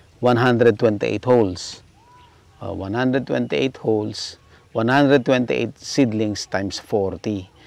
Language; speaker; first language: Filipino; native; Filipino